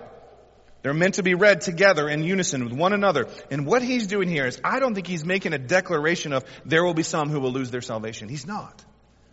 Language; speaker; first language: English; native; English